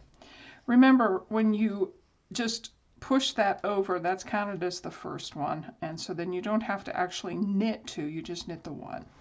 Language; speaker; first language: English; native; English